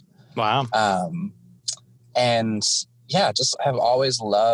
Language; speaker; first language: English; native; English